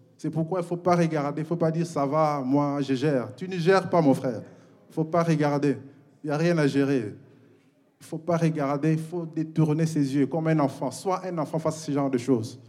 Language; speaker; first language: French; non-native, local second language; Lingala